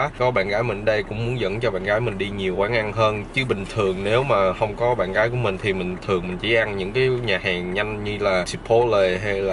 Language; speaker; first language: Vietnamese; early bilingual, other home language; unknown